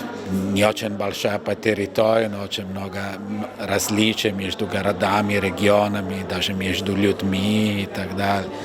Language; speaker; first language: Russian; non-native, fluent; Italian